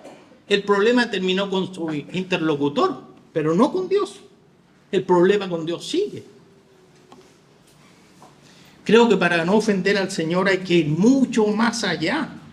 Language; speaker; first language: Spanish; native; Spanish